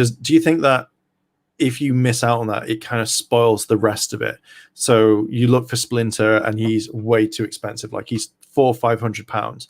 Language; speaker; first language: English; native; English